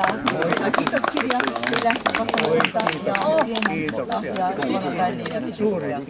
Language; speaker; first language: Finnish; non-native, learner; Estonian